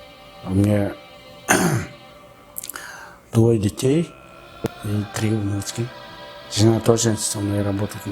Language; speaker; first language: Russian; non-native, fluent; Mongolian